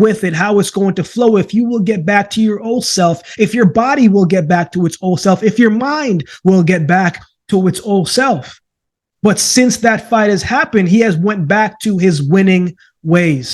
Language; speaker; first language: English; native; English